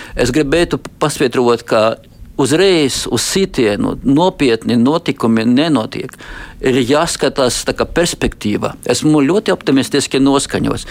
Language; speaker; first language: Latvian; non-native, local second language; Russian